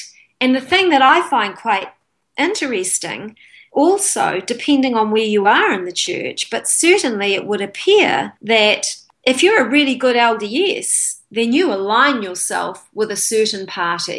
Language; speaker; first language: English; native; English